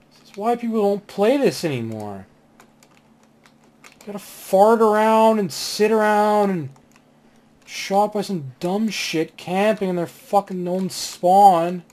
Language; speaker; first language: English; native; English